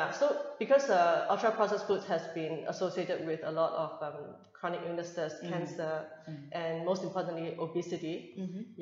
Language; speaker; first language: English; non-native, local second language; Cantonese